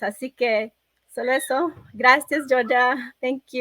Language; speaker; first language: Spanish; early bilingual, other home language; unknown